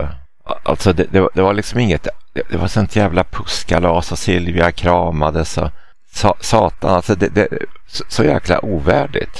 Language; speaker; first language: Swedish; native; Swedish